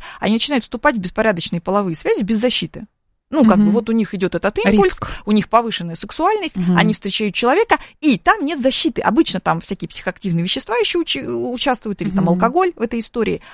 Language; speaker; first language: Russian; native; Russian